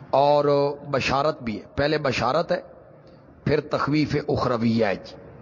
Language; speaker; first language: Urdu; non-native, local second language; Punjabi